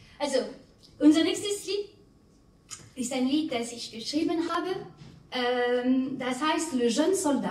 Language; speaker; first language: German; non-native, fluent; French